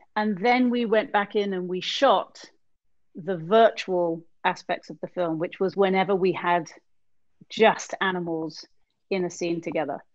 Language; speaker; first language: English; native; English